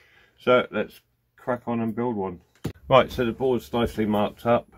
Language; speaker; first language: English; native; English